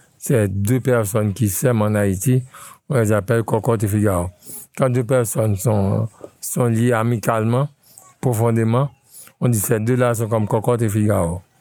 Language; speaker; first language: French; non-native, local second language; Haitian Creole